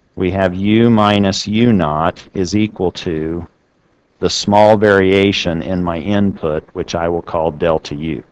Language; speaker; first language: English; native; English